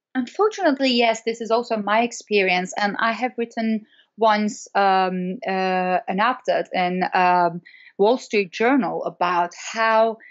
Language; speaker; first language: English; non-native, fluent; Persian